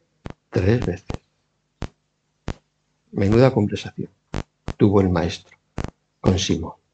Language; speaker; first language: Spanish; native; Spanish